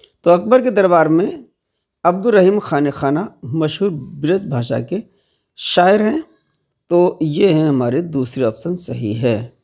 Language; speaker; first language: Urdu; native; Urdu